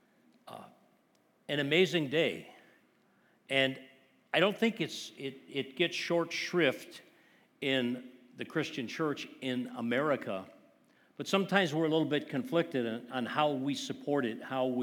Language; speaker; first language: English; native; English